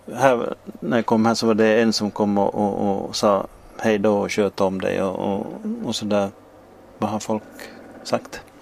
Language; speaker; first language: Swedish; native; Swedish